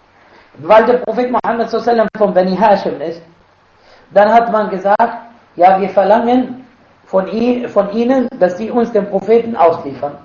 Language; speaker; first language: German; non-native, fluent; Arabic